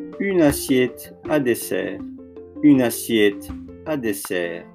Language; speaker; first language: French; non-native, learner; Turkish